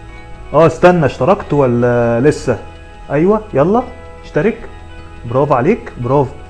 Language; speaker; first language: Arabic; native; Arabic